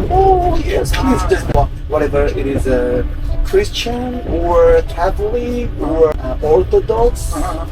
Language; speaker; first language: English; non-native, learner; Korean